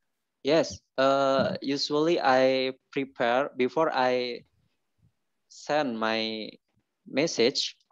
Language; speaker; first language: English; non-native, learner; Indonesian